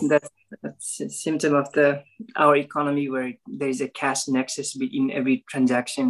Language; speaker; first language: English; non-native, local second language; Nepali